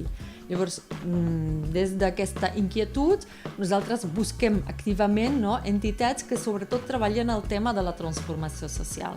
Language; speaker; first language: Catalan; non-native, fluent; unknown